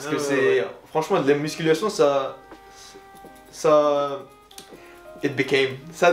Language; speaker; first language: French; non-native, learner; Filipino